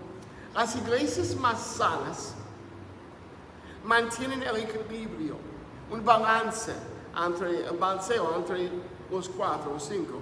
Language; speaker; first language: Spanish; non-native, fluent; English